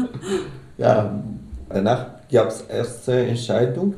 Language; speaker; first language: German; non-native, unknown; Arabic